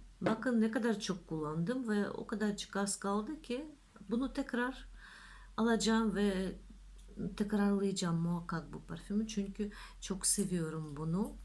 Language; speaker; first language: Turkish; non-native, learner; Russian